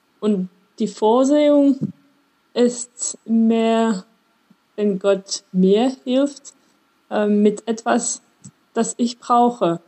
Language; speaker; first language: German; non-native, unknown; French